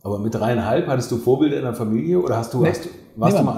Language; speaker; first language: German; native; German